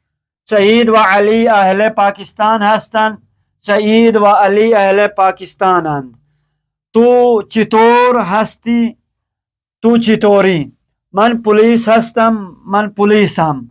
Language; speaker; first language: Persian; non-native, fluent; Urdu